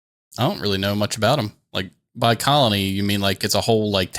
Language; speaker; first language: English; native; English